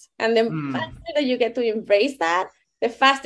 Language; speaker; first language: English; non-native, fluent; Spanish